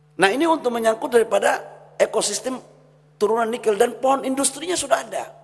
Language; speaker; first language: Indonesian; native; Indonesian